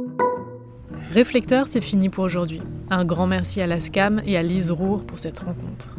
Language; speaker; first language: French; native; French